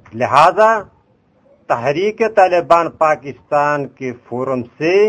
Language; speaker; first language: Urdu; non-native, local second language; Pashto